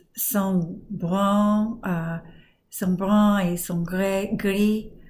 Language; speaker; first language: French; non-native, learner; English